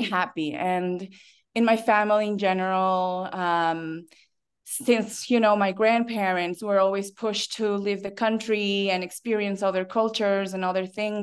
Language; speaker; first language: English; non-native, fluent; Spanish